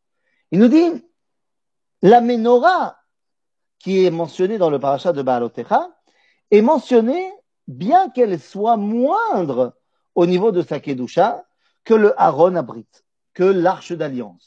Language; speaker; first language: French; native; French